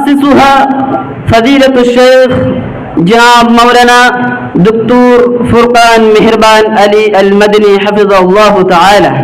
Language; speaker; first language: Arabic; non-native, learner; Bangla